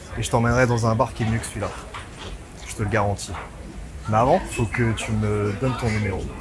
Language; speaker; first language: French; native; French